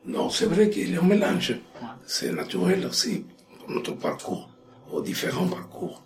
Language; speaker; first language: French; non-native, fluent; Spanish